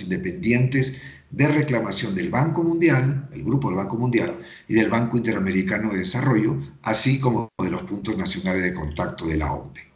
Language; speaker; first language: Spanish; native; Spanish